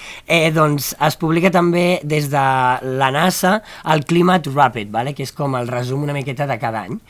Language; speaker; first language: Catalan; native; Catalan